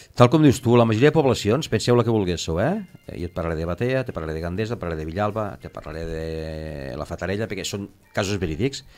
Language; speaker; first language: Catalan; native; Catalan